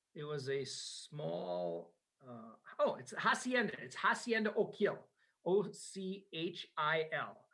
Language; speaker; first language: English; native; English